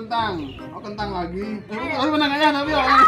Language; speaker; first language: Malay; non-native, local second language; Javanese